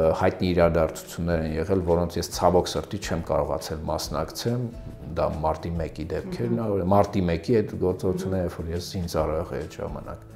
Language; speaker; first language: Armenian; early bilingual, other home language; Russian